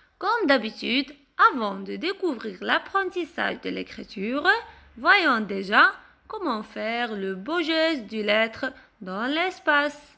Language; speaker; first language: French; non-native, local second language; Arabic